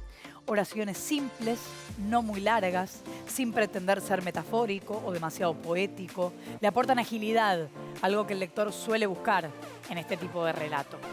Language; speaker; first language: Spanish; native; Spanish